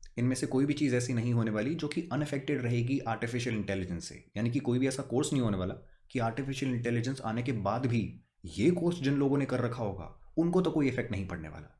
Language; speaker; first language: Hindi; native; Hindi